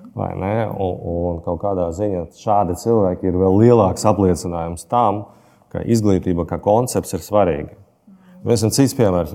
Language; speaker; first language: Latvian; non-native, local second language; Russian